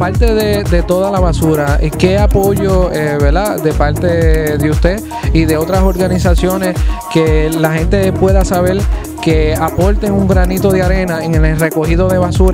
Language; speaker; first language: Spanish; native; Spanish